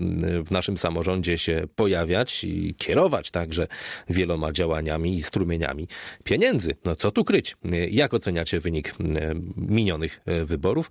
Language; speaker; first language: Polish; native; Polish